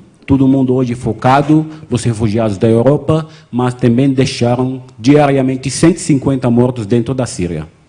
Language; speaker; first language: Portuguese; non-native, fluent; Arabic